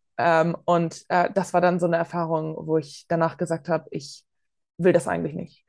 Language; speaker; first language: German; early bilingual, other home language; Latvian